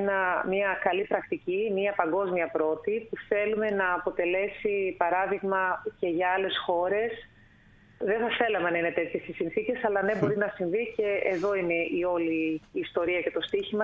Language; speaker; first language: Greek; native; Greek